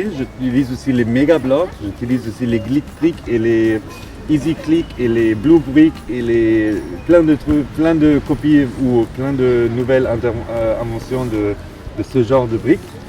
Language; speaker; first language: French; non-native, fluent; German